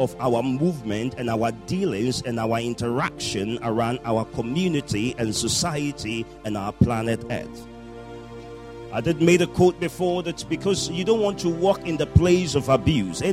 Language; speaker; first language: English; non-native, local second language; Akan